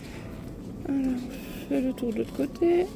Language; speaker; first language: French; native; French